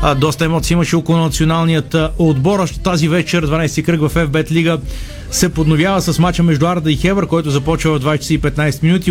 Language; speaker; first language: Bulgarian; native; Bulgarian